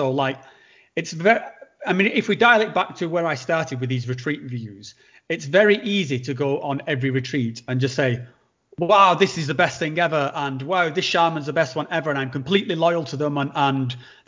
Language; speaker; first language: English; native; English